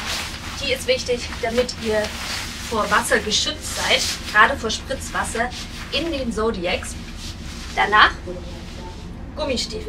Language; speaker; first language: German; native; German